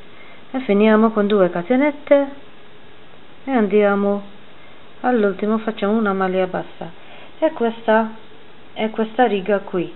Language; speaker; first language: Italian; non-native, fluent; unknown